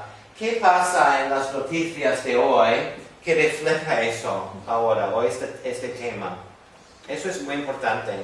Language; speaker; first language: Spanish; non-native, fluent; English